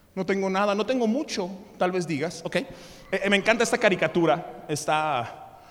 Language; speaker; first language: Spanish; early bilingual, other home language; English